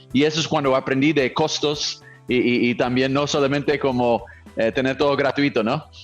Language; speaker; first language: Spanish; non-native, fluent; English